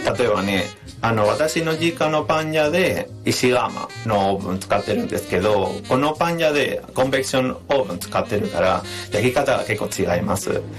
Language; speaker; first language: Japanese; non-native, fluent; Spanish